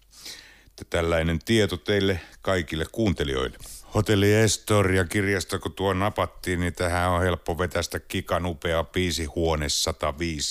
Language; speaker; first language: Finnish; native; Finnish